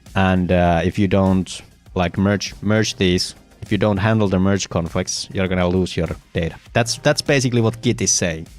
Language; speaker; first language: English; non-native, fluent; Finnish